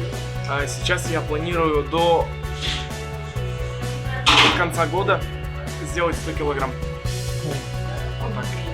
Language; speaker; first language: Russian; native; Russian